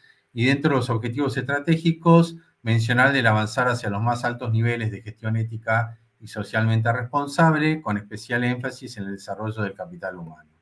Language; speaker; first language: Spanish; native; Spanish